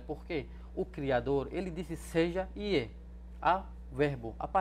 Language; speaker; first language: Portuguese; non-native, fluent; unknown